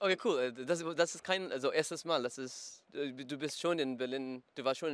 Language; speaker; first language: German; non-native, learner; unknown